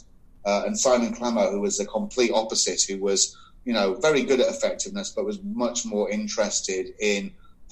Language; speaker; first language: English; native; English